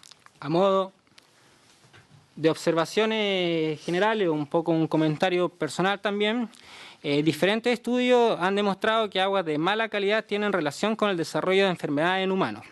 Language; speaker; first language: Spanish; native; Spanish